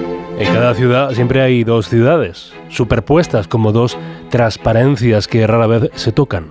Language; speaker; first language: Spanish; native; Spanish